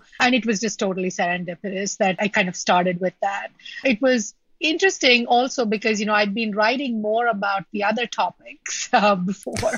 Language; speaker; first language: English; non-native, local second language; Malayalam